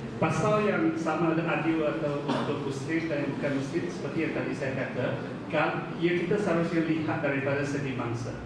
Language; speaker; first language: Malay; non-native, local second language; Chinese